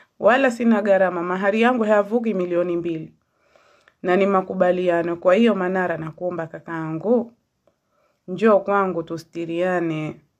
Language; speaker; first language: Swahili; native; Swahili